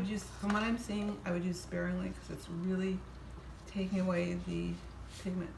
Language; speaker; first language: English; native; English